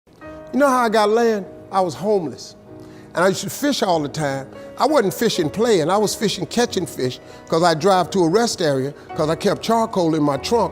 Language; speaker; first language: English; native; English